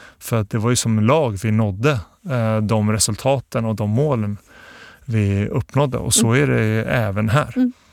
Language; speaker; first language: Swedish; early bilingual, other home language; Bosnian